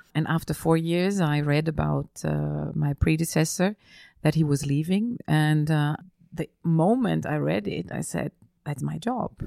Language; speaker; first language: English; non-native, fluent; German